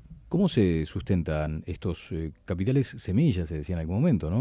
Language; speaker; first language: Spanish; native; Spanish